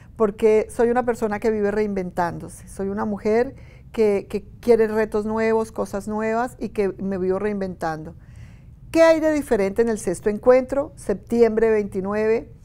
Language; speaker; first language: Spanish; native; Spanish